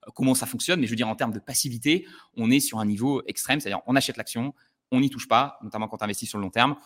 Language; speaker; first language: French; native; French